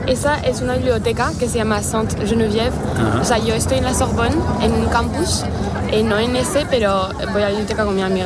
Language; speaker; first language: Spanish; non-native, fluent; French